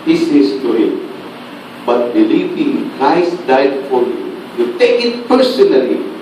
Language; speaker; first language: English; non-native, local second language; Filipino